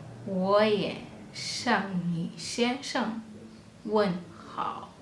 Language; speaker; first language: Chinese; non-native, fluent; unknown